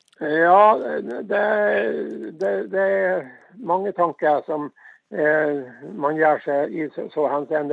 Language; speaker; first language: Norwegian; native; Norwegian